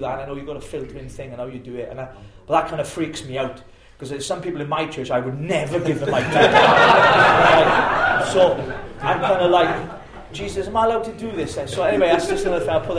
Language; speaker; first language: English; native; English